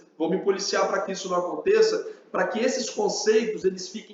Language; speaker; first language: Portuguese; native; Portuguese